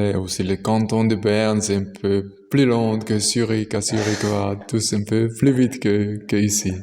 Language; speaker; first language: French; non-native, local second language; German